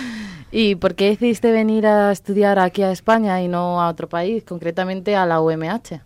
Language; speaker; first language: Spanish; native; Spanish